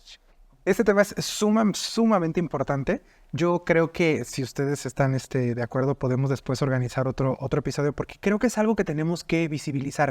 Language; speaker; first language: Spanish; native; Spanish